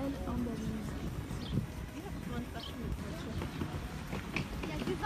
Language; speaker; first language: French; native; French